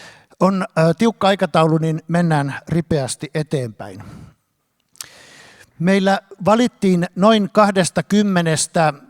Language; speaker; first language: Finnish; native; Finnish